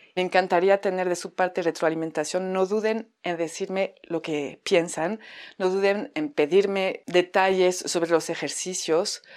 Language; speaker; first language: Spanish; non-native, fluent; French